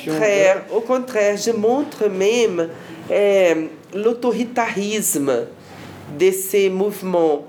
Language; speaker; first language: French; non-native, fluent; Portuguese